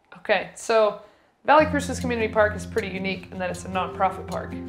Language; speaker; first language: English; native; English